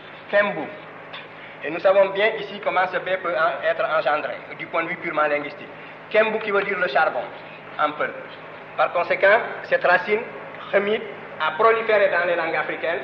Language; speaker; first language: French; non-native, local second language; Wolof